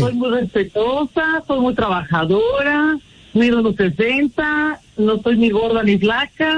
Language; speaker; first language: Spanish; native; Spanish